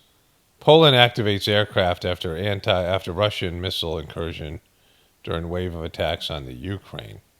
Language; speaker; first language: English; native; English